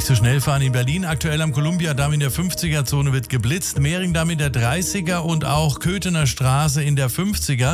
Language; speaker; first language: German; native; German